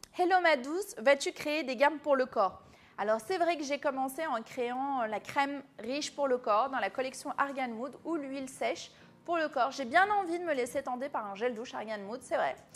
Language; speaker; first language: French; early bilingual, other home language; Arabic